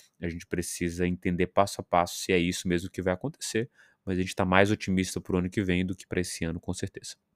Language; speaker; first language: Portuguese; native; Portuguese